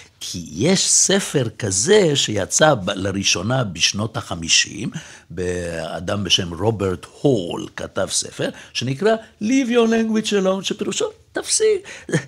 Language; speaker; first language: Hebrew; native; Hebrew